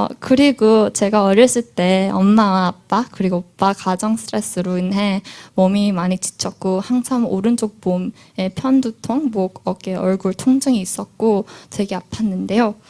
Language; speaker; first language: Korean; early bilingual, heritage; Korean